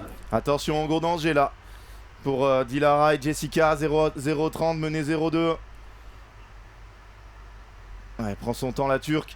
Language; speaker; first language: French; native; French